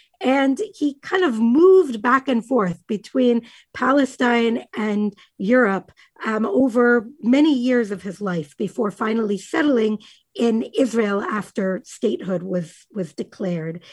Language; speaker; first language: English; native; English